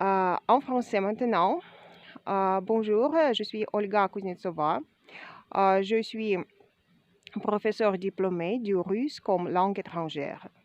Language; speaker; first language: French; non-native, fluent; Russian